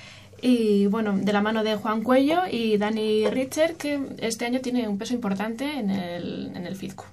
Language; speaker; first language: Spanish; native; Spanish